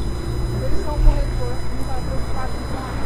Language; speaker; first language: Portuguese; native; Portuguese